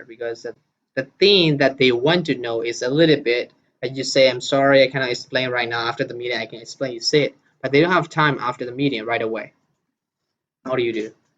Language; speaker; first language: English; non-native, fluent; Burmese